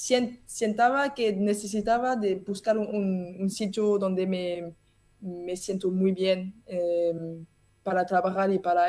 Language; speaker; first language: Spanish; non-native, learner; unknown